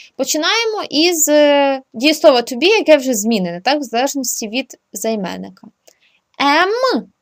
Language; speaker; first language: Ukrainian; native; Ukrainian